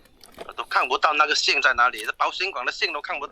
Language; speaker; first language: Chinese; native; Chinese